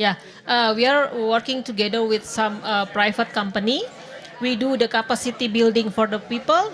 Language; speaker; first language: English; non-native, fluent; Indonesian